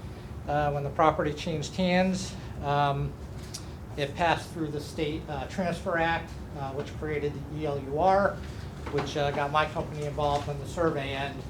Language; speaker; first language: English; native; English